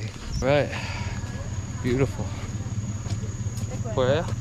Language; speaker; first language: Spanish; non-native, learner; English